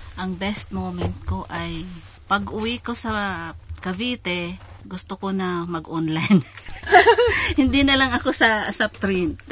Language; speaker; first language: Filipino; non-native, local second language; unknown